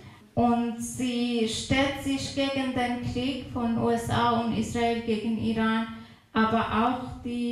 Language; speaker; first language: German; non-native, fluent; Persian